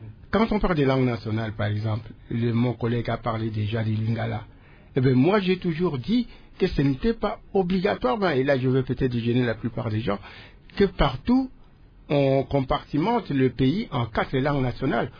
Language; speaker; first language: French; non-native, local second language; Lingala